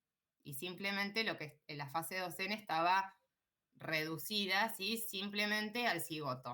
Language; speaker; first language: Spanish; native; Spanish